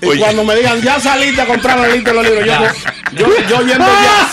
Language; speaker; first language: Spanish; native; Spanish